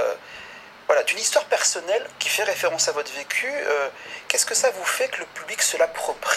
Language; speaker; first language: French; native; French